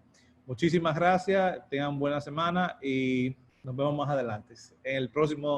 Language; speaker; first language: Spanish; native; Spanish